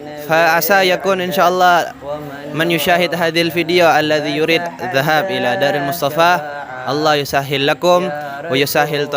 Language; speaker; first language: Arabic; non-native, learner; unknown